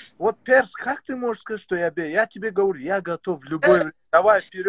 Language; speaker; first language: Russian; native; Russian